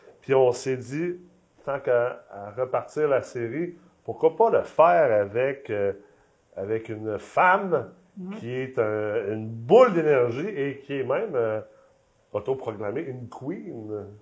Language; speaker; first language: French; native; French